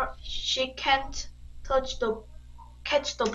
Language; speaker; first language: English; non-native, learner; Korean